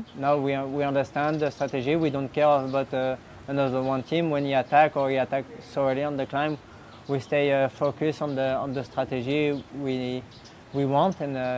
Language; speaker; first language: English; non-native, learner; French